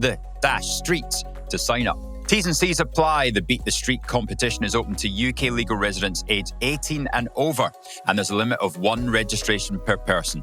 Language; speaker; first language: English; native; English